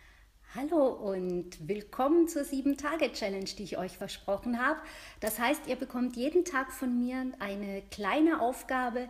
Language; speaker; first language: German; native; German